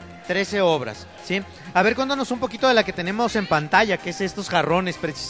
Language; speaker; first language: Spanish; native; Spanish